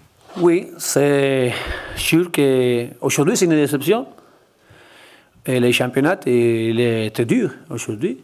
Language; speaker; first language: French; non-native, learner; Spanish